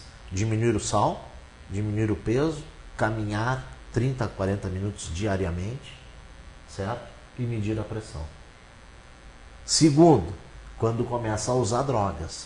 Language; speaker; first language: Portuguese; native; Portuguese